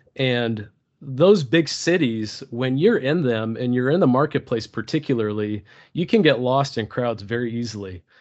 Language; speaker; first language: English; early bilingual, other home language; Turkish